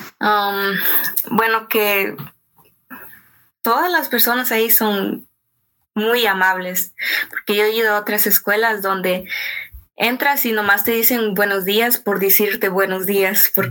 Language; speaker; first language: Spanish; early bilingual, heritage; Spanish